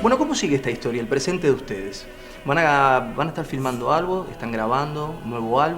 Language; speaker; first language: Spanish; native; Spanish